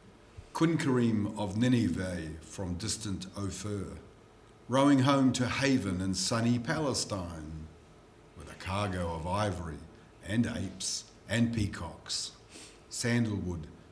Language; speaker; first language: English; non-native, local second language; Limburgish